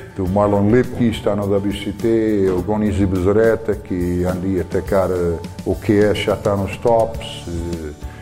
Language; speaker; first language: Portuguese; non-native, fluent; English